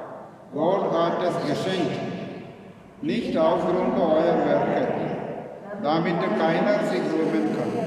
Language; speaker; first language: German; non-native, learner; Malayalam